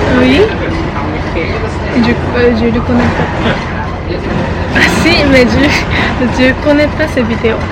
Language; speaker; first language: French; non-native, learner; Japanese